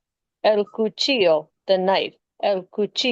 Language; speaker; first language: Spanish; non-native, learner; English